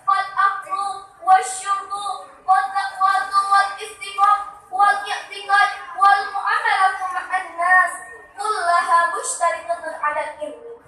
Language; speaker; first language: Arabic; non-native, learner; Achinese